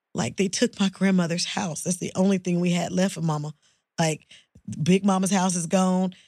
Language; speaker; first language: English; native; English